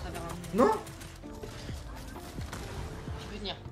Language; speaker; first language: French; native; French